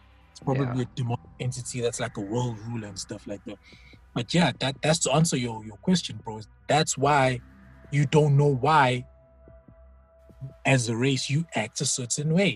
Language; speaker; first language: English; non-native, local second language; Zulu